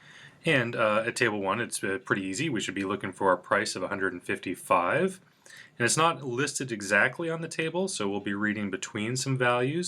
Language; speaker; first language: English; native; English